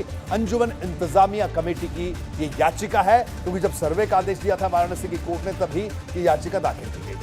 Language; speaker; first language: Hindi; native; Hindi